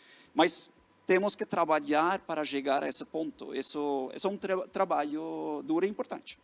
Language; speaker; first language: Portuguese; non-native, fluent; Norwegian